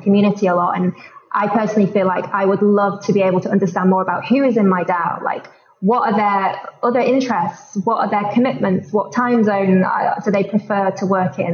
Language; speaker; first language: English; native; English